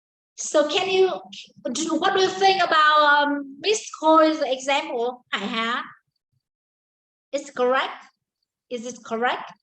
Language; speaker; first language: English; non-native, learner; Vietnamese